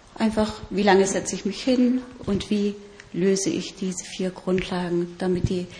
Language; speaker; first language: German; native; German